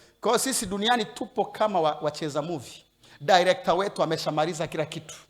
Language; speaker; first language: Swahili; native; Swahili